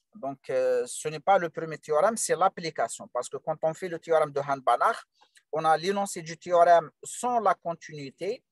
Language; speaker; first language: French; non-native, local second language; Arabic